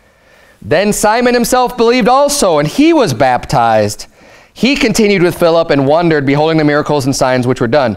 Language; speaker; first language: English; native; English